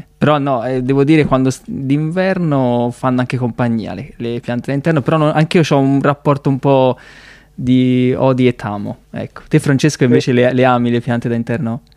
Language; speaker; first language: Italian; native; Italian